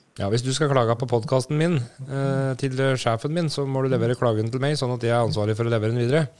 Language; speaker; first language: Norwegian; native; Norwegian